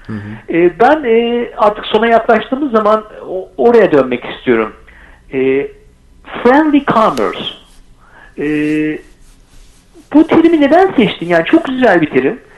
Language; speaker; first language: Turkish; native; Turkish